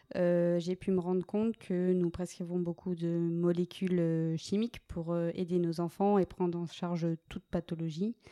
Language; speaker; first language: French; native; French